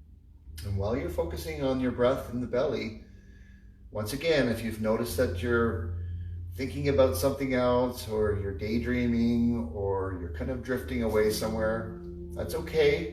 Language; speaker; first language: English; native; English